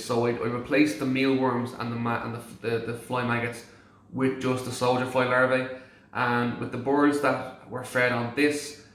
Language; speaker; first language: English; native; English